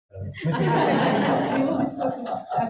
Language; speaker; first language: English; non-native, fluent; Turkish